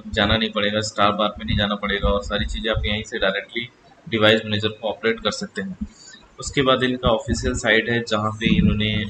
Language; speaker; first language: Hindi; native; Hindi